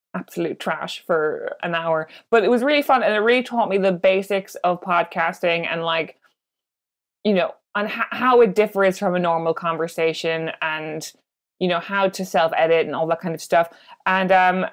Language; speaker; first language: English; native; English